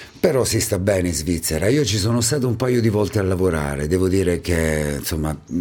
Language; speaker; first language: Italian; native; Italian